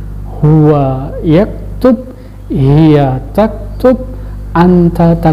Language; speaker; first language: Arabic; non-native, fluent; Indonesian